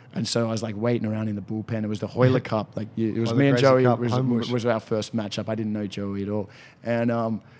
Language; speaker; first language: English; native; English